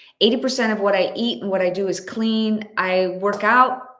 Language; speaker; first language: English; native; English